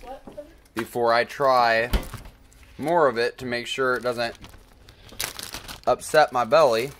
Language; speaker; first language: English; native; English